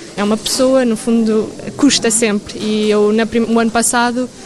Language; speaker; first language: Portuguese; native; Portuguese